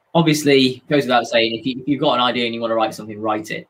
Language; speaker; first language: English; native; English